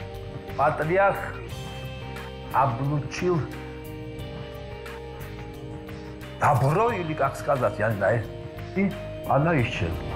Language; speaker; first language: Russian; non-native, fluent; Georgian